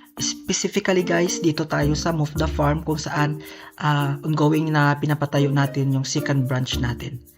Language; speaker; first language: Filipino; non-native, local second language; Cebuano